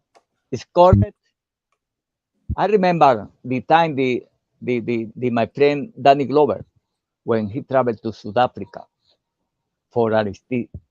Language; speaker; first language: English; non-native, learner; Portuguese